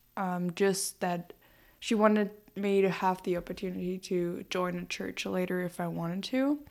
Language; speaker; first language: English; non-native, fluent; German